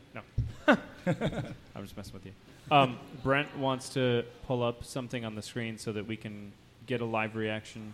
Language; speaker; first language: English; native; English